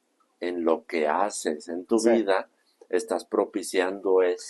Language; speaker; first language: Spanish; native; Spanish